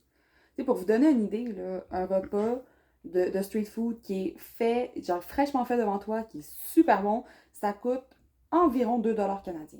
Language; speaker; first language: French; native; French